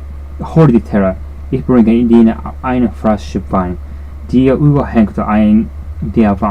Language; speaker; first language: German; non-native, learner; Japanese